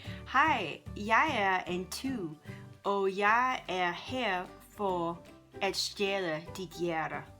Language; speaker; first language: Danish; non-native, learner; English